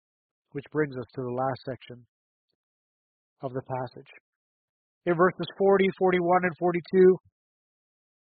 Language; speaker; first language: English; native; English